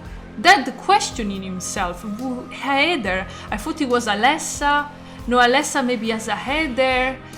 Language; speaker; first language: English; non-native, fluent; Italian